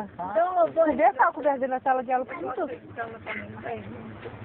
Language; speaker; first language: Portuguese; native; Portuguese